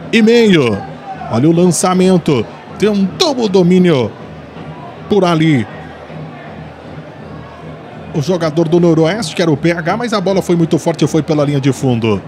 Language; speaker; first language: Portuguese; native; Portuguese